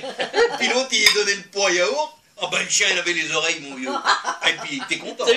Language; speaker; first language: French; native; French